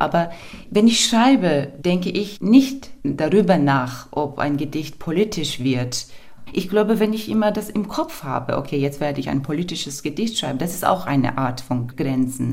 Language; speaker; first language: German; non-native, fluent; Turkish